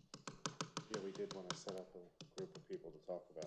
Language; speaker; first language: English; native; English